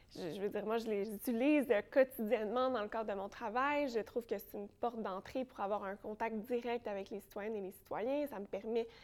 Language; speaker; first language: French; native; French